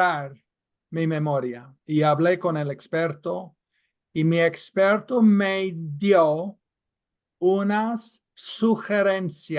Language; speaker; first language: Spanish; non-native, fluent; English